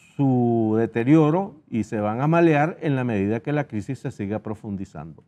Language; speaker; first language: Spanish; native; Spanish